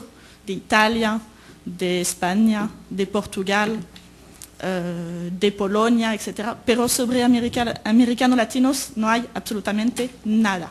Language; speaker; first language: Spanish; native; Spanish